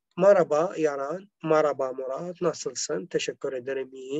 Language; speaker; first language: Turkish; non-native, fluent; Arabic